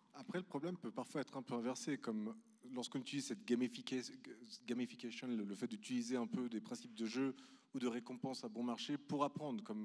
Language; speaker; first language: French; native; French